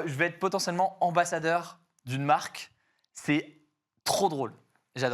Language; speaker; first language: French; native; French